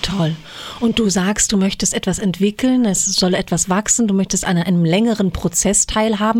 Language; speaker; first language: German; native; German